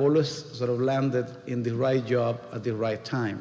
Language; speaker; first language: English; non-native, fluent; Spanish